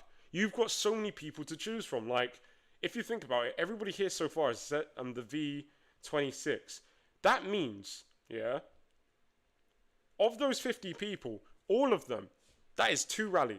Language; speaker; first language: English; native; English